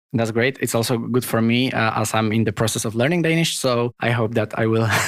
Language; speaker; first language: English; non-native, fluent; Polish